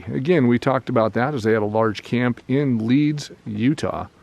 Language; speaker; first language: English; native; English